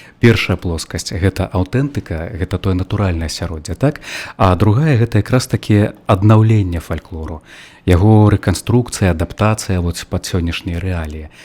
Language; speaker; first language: Belarusian; native; Belarusian